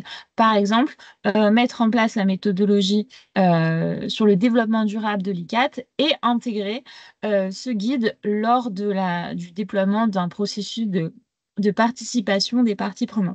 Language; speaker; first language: French; native; French